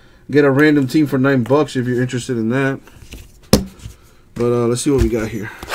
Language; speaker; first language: English; native; English